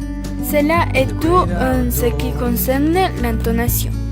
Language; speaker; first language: French; non-native, learner; Spanish